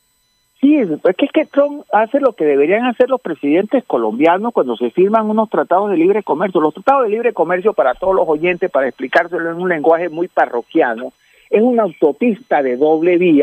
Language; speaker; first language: Spanish; native; Spanish